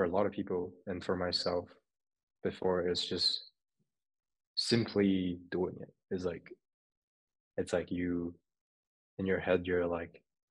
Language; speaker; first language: English; non-native, local second language; Cantonese